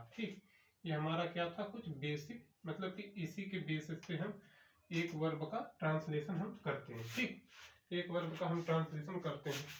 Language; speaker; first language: Hindi; native; Hindi